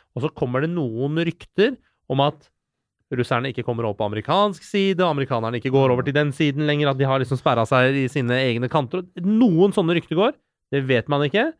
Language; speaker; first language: Norwegian; early bilingual, other home language; Persian